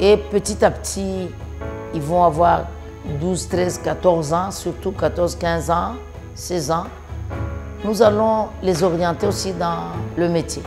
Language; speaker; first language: French; non-native, local second language; Swahili